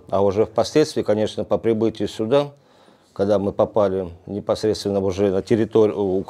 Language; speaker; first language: Russian; native; Russian